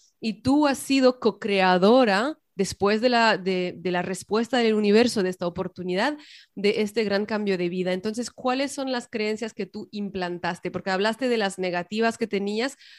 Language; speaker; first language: Spanish; native; Spanish